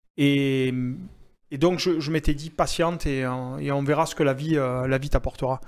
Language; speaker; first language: French; native; French